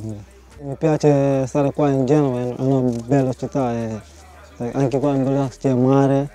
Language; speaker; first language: Italian; non-native, learner; Portuguese